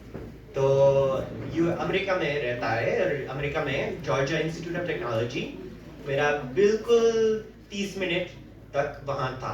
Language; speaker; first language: Hindi; early bilingual, heritage; English